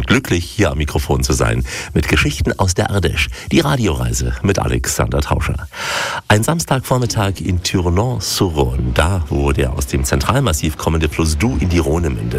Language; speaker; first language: German; native; German